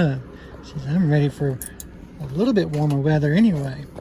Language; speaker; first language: English; native; English